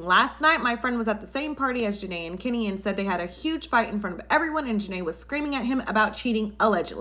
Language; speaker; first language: English; native; English